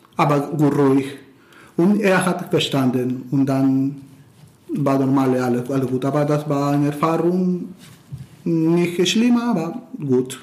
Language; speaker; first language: German; non-native, learner; Spanish